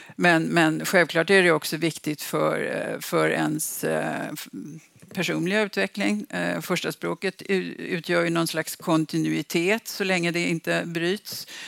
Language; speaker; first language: Swedish; native; Swedish